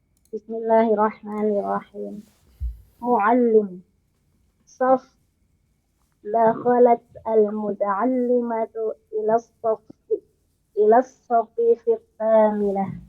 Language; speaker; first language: Arabic; non-native, learner; Indonesian